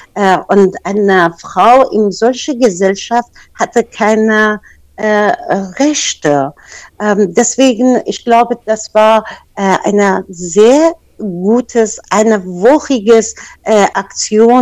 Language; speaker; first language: German; non-native, fluent; Persian